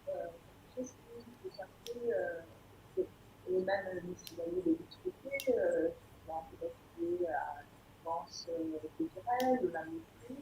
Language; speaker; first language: French; non-native, learner; Italian